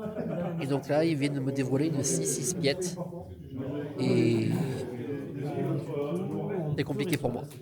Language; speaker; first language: French; native; French